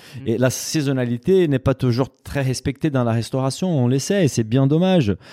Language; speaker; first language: French; non-native, fluent; Portuguese